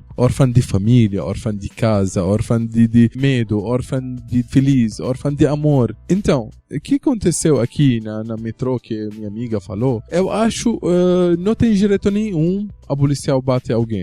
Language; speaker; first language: Portuguese; non-native, learner; Arabic